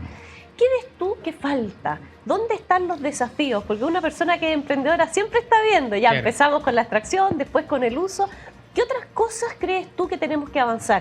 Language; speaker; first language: Spanish; native; Spanish